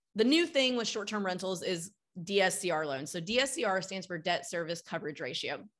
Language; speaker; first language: English; native; English